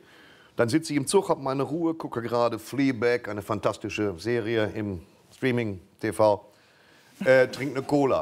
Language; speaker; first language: German; native; German